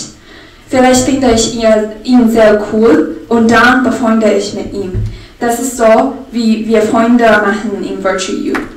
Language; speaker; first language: German; non-native, learner; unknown